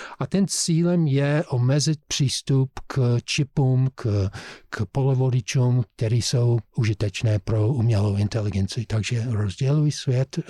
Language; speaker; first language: Czech; non-native, fluent; English